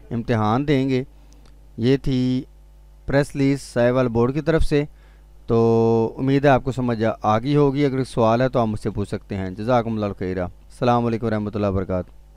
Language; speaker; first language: Urdu; non-native, local second language; Punjabi